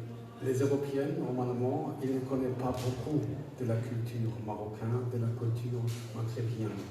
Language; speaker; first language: French; non-native, learner; German